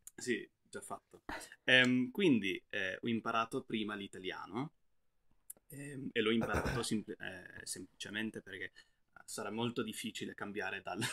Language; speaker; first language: Spanish; non-native, fluent; English